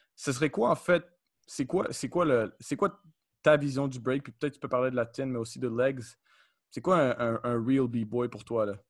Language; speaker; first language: French; native; French